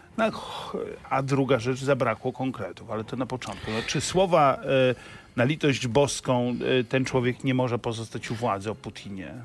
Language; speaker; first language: Polish; native; Polish